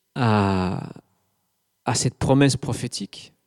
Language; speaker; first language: French; non-native, fluent; English